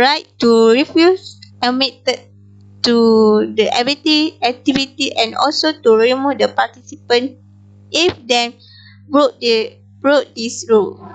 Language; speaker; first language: English; non-native, local second language; Malay